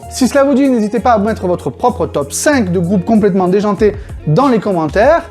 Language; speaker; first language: French; native; French